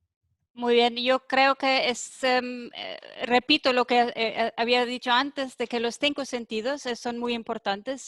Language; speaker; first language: Spanish; non-native, fluent; German